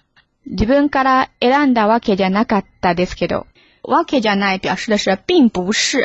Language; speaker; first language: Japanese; non-native, fluent; Chinese